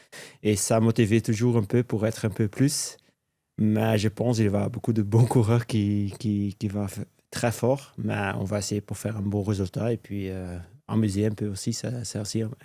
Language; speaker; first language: French; non-native, local second language; Dutch